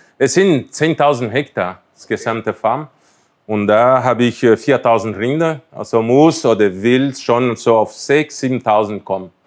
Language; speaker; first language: German; non-native, fluent; Portuguese